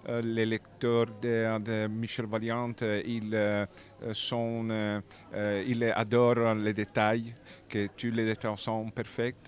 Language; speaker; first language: French; non-native, learner; Italian